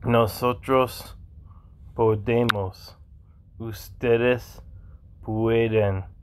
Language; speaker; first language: Spanish; non-native, learner; English